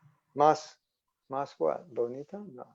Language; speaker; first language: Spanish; non-native, learner; English